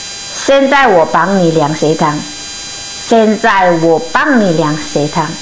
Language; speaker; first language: Chinese; non-native, fluent; Indonesian